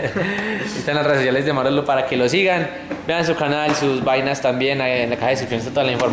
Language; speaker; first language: Spanish; native; Spanish